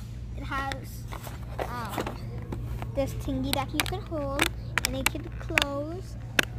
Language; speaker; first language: English; native; English